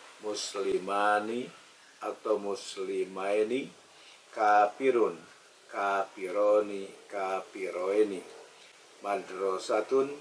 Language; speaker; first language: Arabic; non-native, fluent; Indonesian